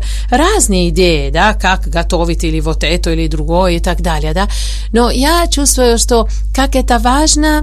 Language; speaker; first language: Russian; non-native, fluent; Italian